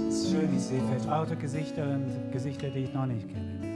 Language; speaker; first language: German; non-native, fluent; English